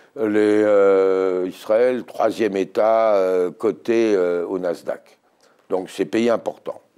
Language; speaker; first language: French; native; French